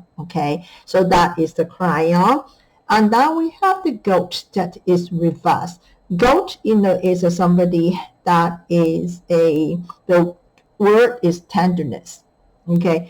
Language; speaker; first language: English; non-native, fluent; Chinese